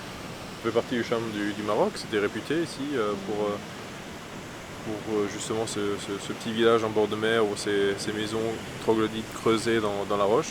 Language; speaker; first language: French; native; French